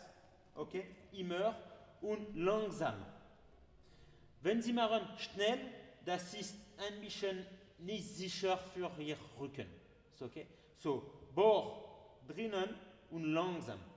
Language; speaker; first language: German; non-native, learner; French